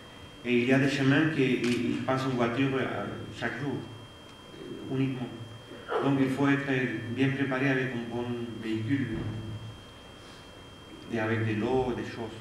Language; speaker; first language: French; non-native, fluent; Spanish